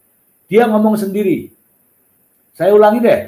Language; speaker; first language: Indonesian; native; Indonesian